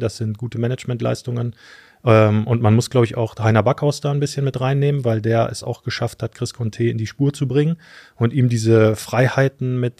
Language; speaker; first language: German; native; German